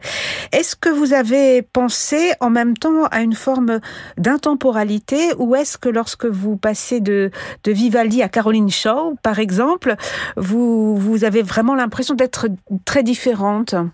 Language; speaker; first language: French; native; French